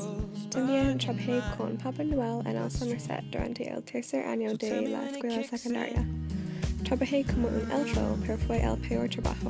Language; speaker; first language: Spanish; non-native, learner; English